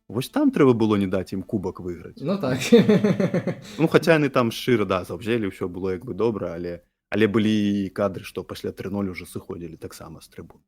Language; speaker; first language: Belarusian; non-native, local second language; Russian